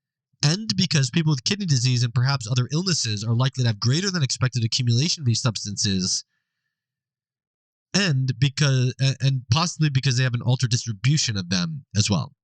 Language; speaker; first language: English; native; English